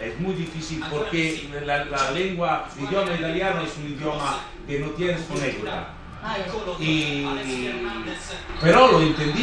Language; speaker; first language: Spanish; non-native, learner; Italian